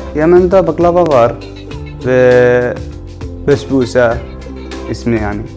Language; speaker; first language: Turkish; non-native, fluent; Arabic